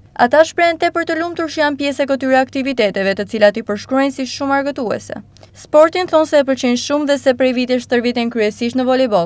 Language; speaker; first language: Albanian; native; Albanian